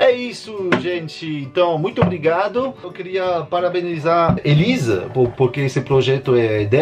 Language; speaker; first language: Portuguese; non-native, fluent; French